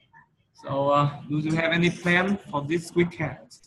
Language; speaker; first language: English; non-native, fluent; Vietnamese